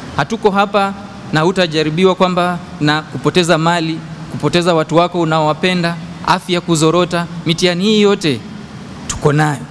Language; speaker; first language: Swahili; native; Swahili